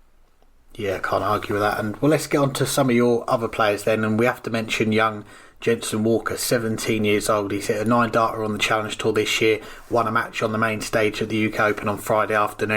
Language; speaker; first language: English; native; English